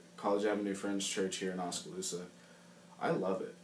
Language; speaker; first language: English; native; English